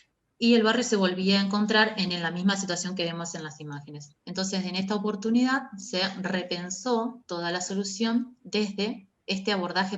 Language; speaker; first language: Spanish; native; Spanish